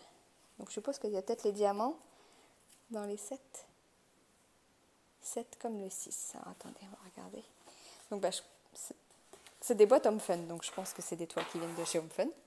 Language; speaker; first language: French; native; French